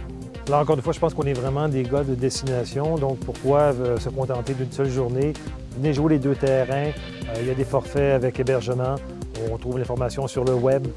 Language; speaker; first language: French; native; French